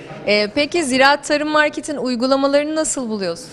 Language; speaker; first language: Turkish; native; Turkish